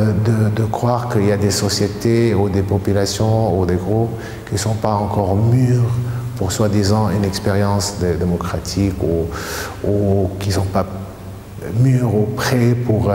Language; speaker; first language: French; non-native, fluent; Arabic